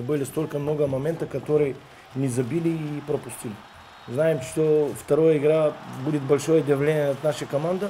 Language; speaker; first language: Russian; non-native, fluent; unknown